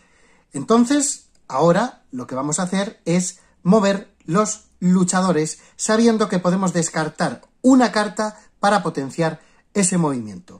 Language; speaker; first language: Spanish; native; Spanish